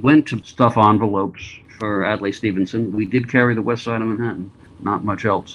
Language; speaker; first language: English; native; English